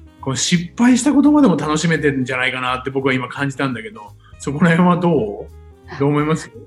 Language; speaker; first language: Japanese; native; Japanese